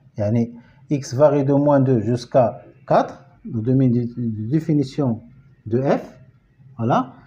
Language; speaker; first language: French; non-native, local second language; Arabic